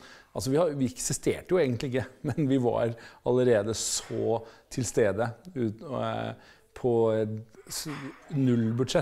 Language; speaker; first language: Norwegian; native; Norwegian